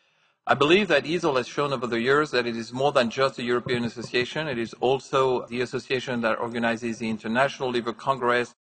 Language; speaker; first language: English; non-native, fluent; French